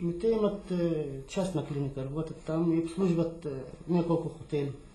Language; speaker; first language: Bulgarian; non-native, fluent; Arabic